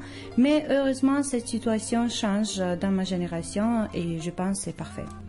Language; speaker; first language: French; non-native, learner; Georgian